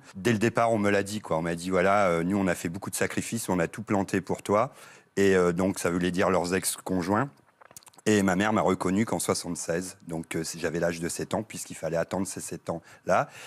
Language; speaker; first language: French; native; French